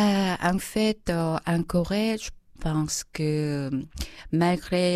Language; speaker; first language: French; non-native, fluent; Korean